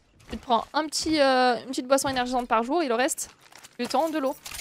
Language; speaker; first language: French; native; French